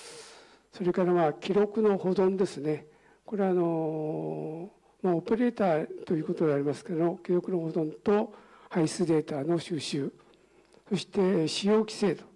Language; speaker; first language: Japanese; native; Japanese